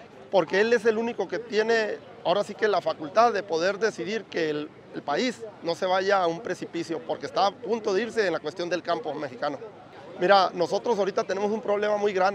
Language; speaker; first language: Spanish; native; Spanish